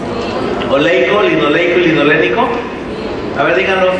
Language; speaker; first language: Spanish; native; Spanish